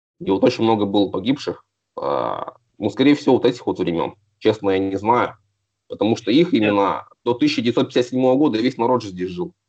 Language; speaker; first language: Russian; native; Russian